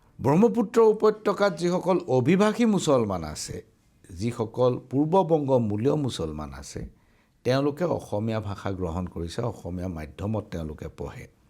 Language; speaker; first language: Assamese; native; Assamese